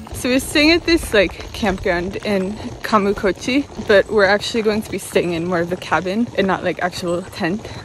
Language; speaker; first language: English; native; English